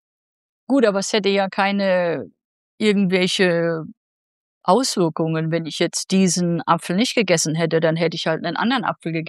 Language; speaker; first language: German; native; German